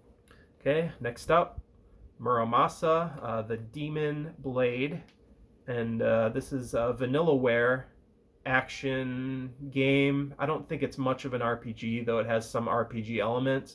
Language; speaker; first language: English; native; English